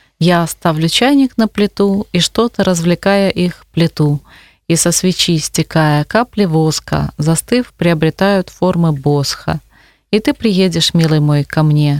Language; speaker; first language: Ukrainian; non-native, local second language; Russian